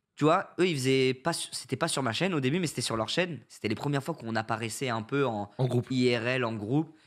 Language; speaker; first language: French; native; French